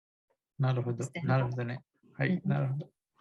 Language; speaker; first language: Japanese; non-native, learner; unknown